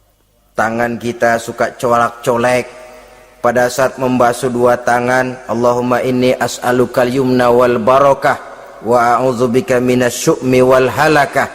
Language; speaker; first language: Indonesian; native; Indonesian